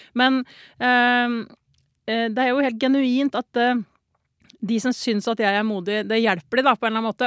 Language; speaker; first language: Norwegian; native; Norwegian